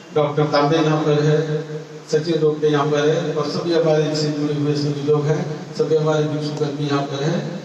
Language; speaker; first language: Hindi; non-native, local second language; Marathi